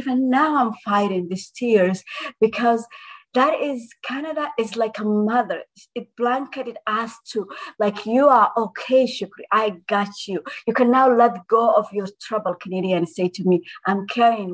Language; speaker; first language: English; non-native, fluent; Somali